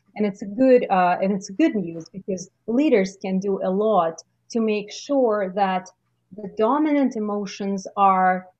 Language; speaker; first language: English; non-native, fluent; Russian